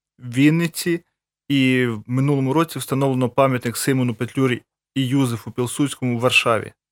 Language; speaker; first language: Ukrainian; native; Ukrainian